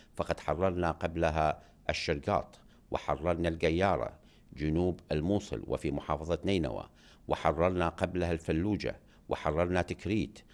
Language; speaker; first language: Arabic; native; Arabic